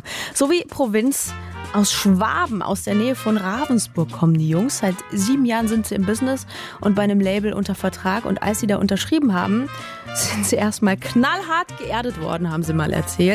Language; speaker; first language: German; native; German